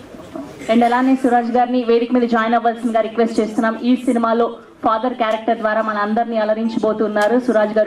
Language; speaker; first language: Telugu; native; Telugu